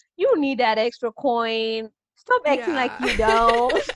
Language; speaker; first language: English; non-native, local second language; Shona